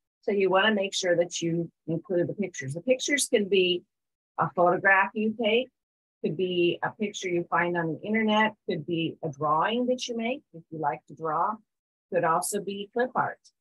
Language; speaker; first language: English; native; English